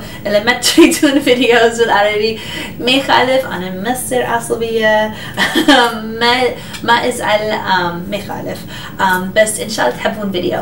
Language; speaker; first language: Arabic; early bilingual, heritage; English